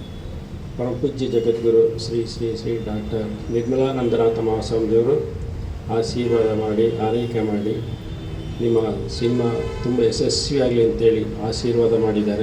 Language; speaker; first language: Kannada; native; Kannada